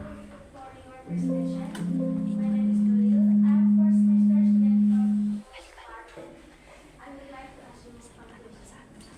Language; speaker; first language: English; non-native, learner; Indonesian